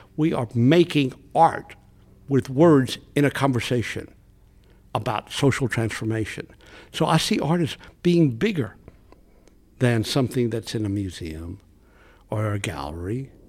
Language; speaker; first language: English; native; English